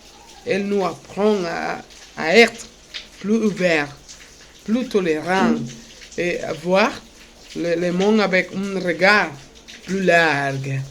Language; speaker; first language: French; non-native, learner; Spanish